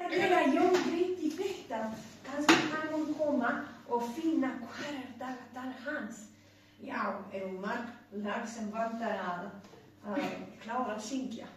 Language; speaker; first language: Icelandic; non-native, learner; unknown